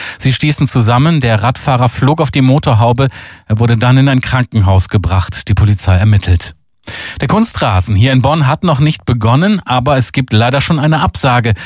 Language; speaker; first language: German; native; German